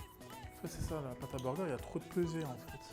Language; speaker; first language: French; native; French